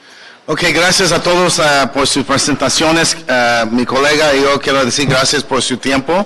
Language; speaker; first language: Spanish; early bilingual, heritage; English